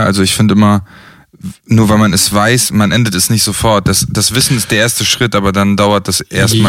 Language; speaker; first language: German; native; German